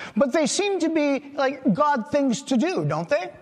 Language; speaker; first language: English; native; English